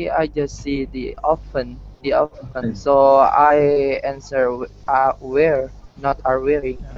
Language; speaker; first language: English; non-native, learner; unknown